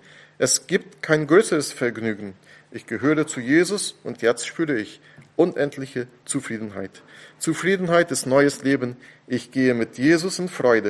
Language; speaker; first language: German; non-native, fluent; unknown